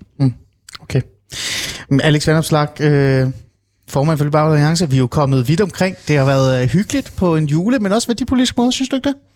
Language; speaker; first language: Danish; non-native, local second language; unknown